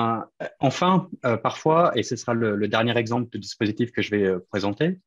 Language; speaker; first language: French; native; French